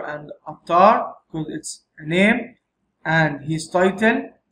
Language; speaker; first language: English; non-native, fluent; Arabic